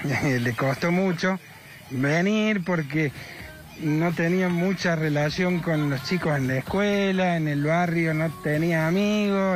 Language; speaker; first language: Spanish; native; Spanish